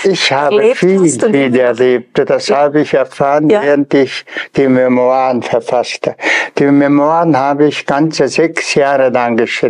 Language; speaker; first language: German; non-native, fluent; Tuvinian